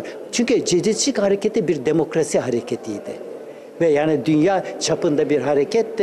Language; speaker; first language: Turkish; early bilingual, other home language; Uzbek